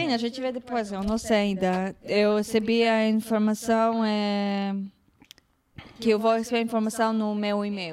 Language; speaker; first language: Portuguese; non-native, fluent; Hebrew